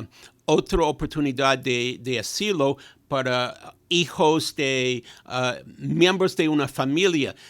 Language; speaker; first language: Spanish; non-native, fluent; English